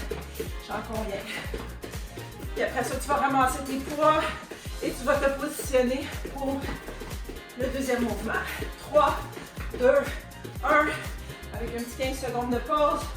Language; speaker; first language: French; native; French